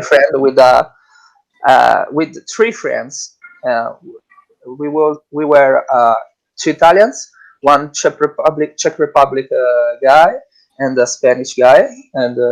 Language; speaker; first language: English; non-native, learner; Italian